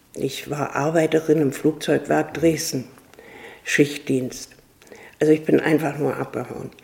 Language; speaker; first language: German; native; German